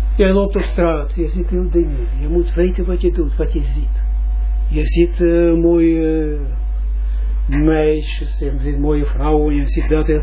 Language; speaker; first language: Dutch; non-native, fluent; Russian